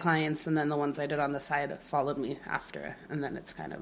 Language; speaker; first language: English; native; English